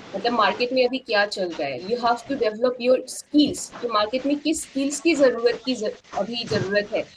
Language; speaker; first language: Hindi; non-native, local second language; Assamese